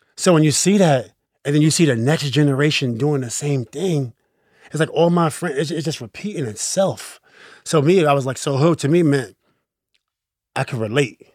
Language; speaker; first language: English; early bilingual, other home language; Akan